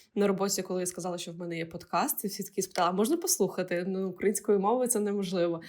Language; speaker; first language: Ukrainian; non-native, local second language; Russian